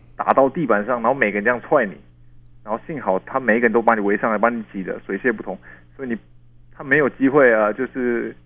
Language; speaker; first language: Chinese; native; Chinese